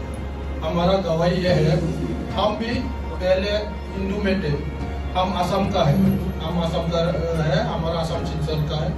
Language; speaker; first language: Hindi; non-native, local second language; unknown